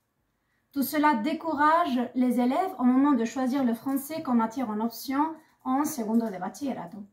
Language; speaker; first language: French; non-native, fluent; Spanish